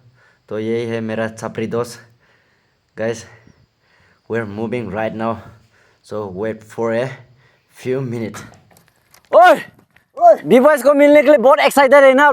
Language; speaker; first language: Hindi; non-native, local second language; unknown